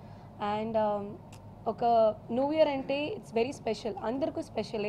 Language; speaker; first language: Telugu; non-native, local second language; Malayalam